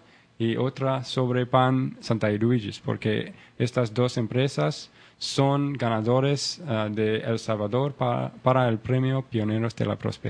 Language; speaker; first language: Spanish; non-native, learner; English